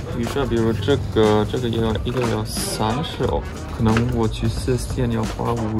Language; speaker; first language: Chinese; non-native, learner; German